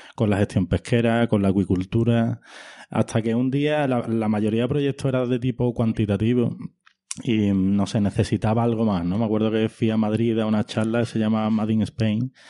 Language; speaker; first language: Spanish; native; Spanish